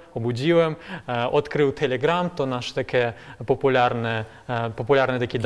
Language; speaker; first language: Polish; non-native, learner; Belarusian